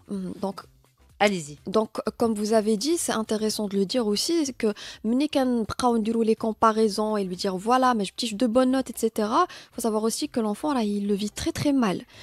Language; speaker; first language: French; non-native, local second language; Arabic